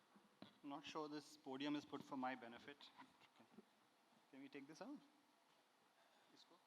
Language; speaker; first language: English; non-native, local second language; Hindi